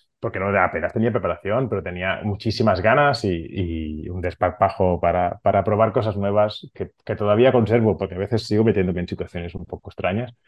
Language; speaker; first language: Spanish; non-native, local second language; Catalan